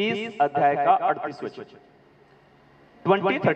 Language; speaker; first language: Hindi; native; Hindi